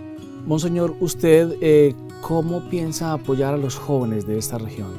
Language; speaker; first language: Spanish; native; Spanish